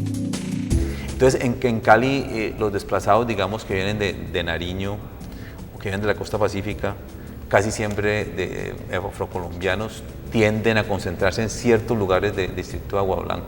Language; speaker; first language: Spanish; native; Spanish